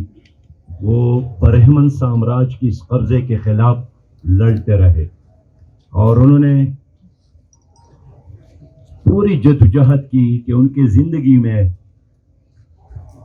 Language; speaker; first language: Urdu; non-native, local second language; Pashto